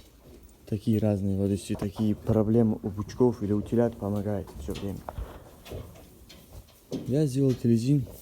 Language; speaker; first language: Russian; non-native, local second language; Ossetic